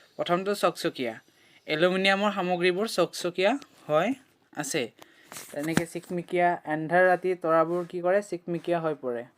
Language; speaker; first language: Assamese; native; Assamese